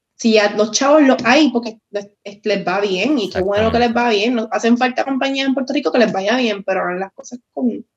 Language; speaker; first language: Spanish; native; Spanish